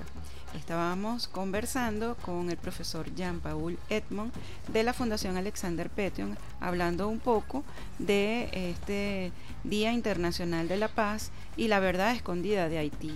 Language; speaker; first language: Spanish; native; Spanish